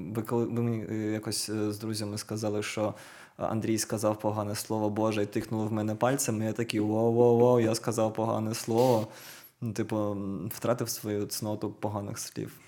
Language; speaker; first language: Ukrainian; non-native, local second language; Russian